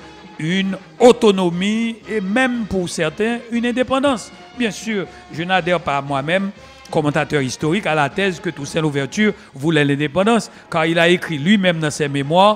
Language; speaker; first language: French; non-native, local second language; Haitian Creole